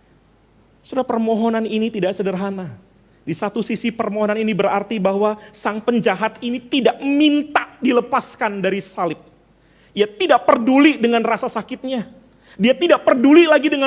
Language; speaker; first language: Indonesian; native; Indonesian